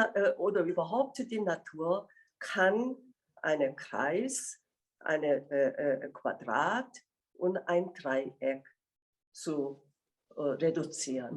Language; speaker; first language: German; non-native, fluent; Korean